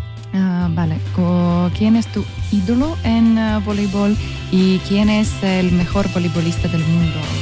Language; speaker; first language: Spanish; non-native, learner; Russian